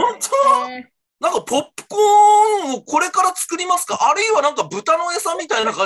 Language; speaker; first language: Japanese; native; Japanese